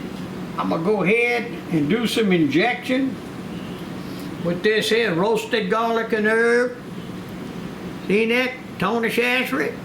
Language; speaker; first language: English; native; English